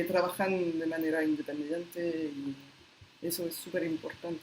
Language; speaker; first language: Spanish; non-native, fluent; French